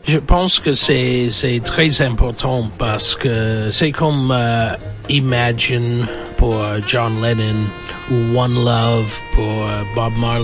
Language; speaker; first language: French; non-native, fluent; English